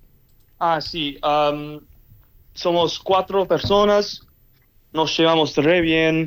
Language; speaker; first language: Spanish; early bilingual, heritage; English